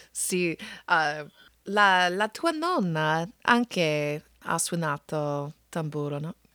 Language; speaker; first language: Italian; non-native, learner; English